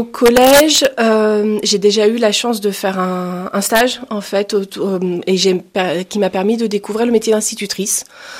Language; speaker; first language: French; native; French